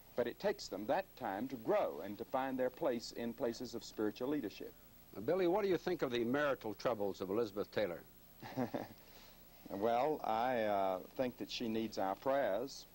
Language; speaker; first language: English; native; English